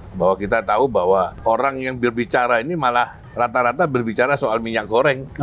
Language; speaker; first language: Indonesian; native; Indonesian